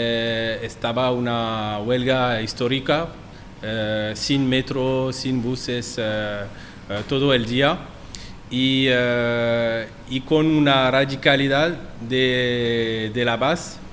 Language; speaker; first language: Spanish; non-native, learner; French